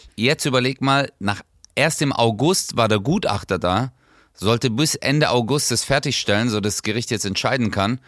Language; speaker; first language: German; early bilingual, other home language; Turkish